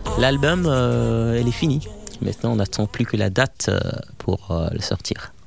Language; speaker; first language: French; non-native, fluent; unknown